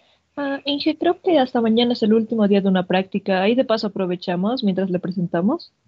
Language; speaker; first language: Spanish; native; Spanish